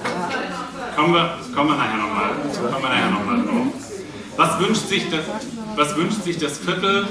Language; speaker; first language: German; native; German